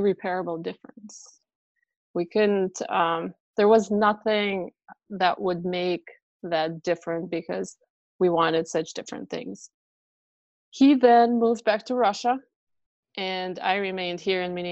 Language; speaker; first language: English; non-native, fluent; Russian